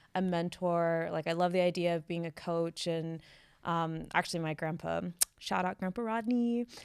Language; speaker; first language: English; native; English